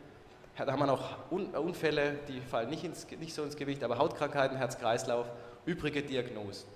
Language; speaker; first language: German; native; German